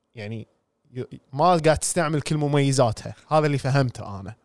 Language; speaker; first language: Arabic; non-native, local second language; English